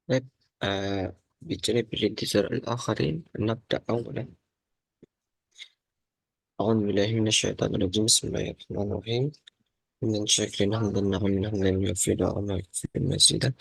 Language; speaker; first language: Arabic; non-native, fluent; Indonesian